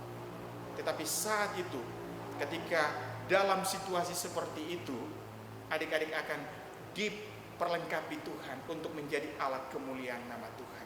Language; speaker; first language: Indonesian; native; Indonesian